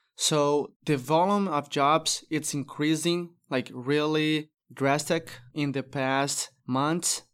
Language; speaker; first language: English; non-native, fluent; Portuguese